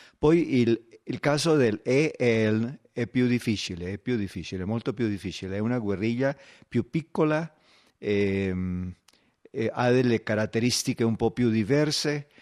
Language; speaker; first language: Italian; non-native, fluent; Spanish